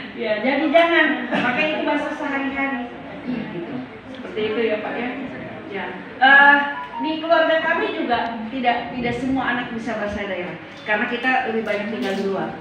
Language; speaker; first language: Indonesian; native; Indonesian